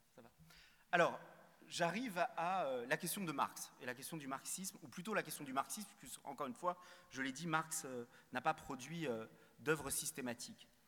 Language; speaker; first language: French; native; French